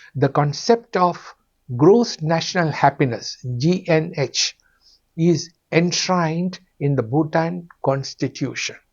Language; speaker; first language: English; non-native, local second language; Malayalam